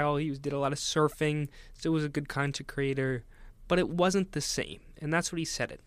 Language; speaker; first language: English; native; English